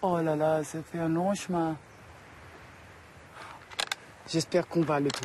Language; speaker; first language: French; non-native, fluent; German